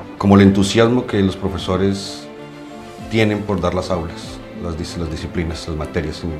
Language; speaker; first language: Spanish; native; Spanish